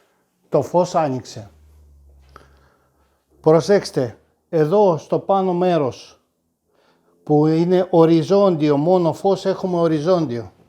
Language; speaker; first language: Greek; non-native, fluent; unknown